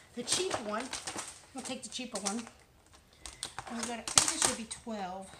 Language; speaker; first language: English; native; English